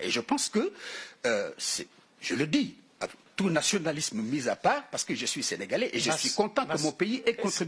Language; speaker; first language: French; non-native, local second language; Wolof